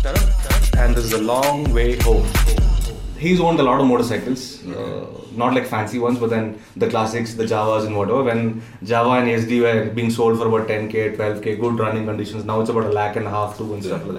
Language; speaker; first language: English; non-native, local second language; Konkani